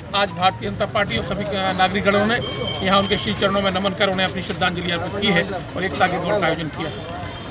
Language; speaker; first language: Hindi; native; Hindi